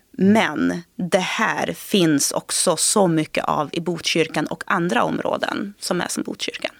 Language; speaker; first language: Swedish; early bilingual, other home language; Portuguese